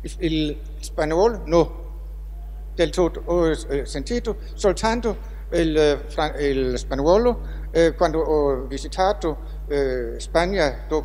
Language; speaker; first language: Italian; non-native, fluent; Danish